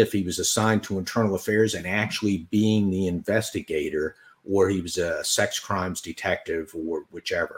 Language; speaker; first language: English; native; English